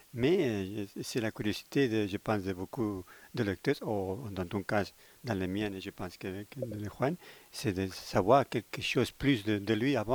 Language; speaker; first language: French; non-native, learner; Spanish